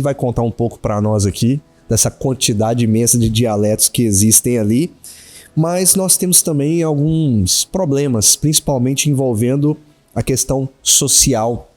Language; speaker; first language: Portuguese; native; Portuguese